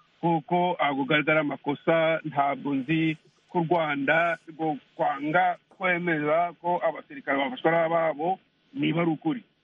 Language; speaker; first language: Kinyarwanda; native; Kinyarwanda